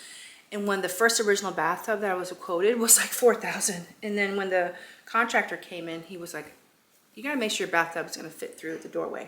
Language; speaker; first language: English; native; English